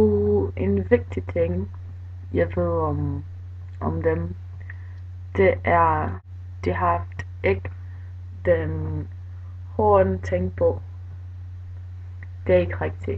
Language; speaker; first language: Danish; non-native, learner; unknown